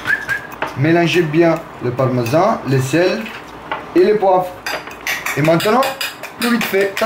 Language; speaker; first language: French; non-native, learner; Italian